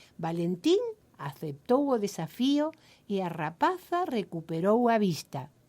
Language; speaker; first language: Galician; early bilingual, heritage; Galician